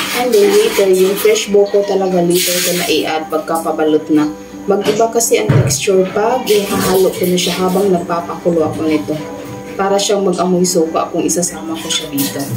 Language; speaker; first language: Filipino; non-native, local second language; Cebuano